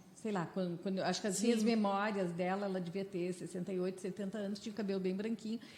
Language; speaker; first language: Portuguese; native; Portuguese